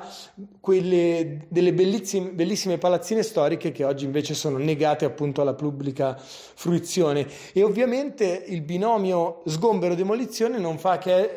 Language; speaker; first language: Italian; native; Italian